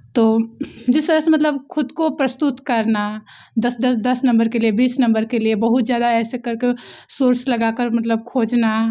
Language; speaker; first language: Hindi; native; Hindi